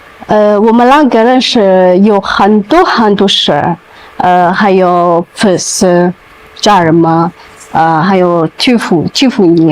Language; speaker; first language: Chinese; non-native, learner; Amharic